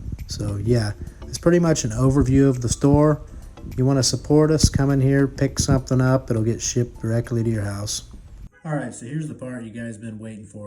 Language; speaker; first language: English; native; English